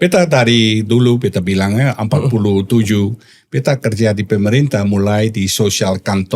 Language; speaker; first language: Indonesian; non-native, learner; Dutch